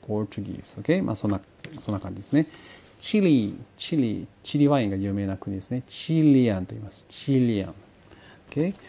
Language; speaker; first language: Japanese; early bilingual, heritage; Portuguese